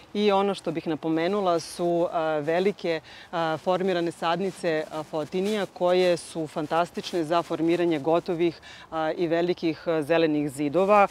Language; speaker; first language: Croatian; native; Croatian